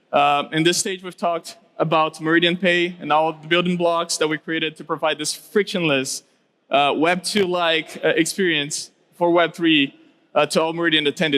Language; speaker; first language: English; non-native, local second language; Portuguese